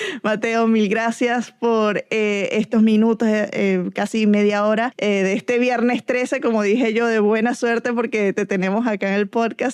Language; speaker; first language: Spanish; native; Spanish